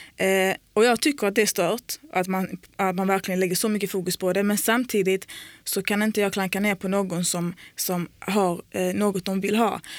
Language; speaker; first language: Swedish; early bilingual, other home language; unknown